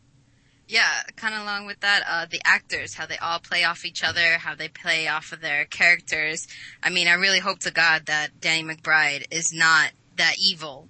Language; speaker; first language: English; native; English